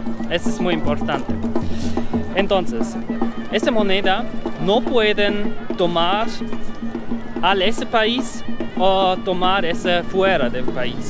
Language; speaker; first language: Spanish; non-native, learner; German